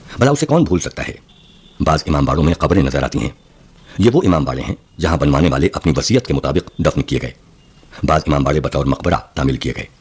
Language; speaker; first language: Urdu; native; Urdu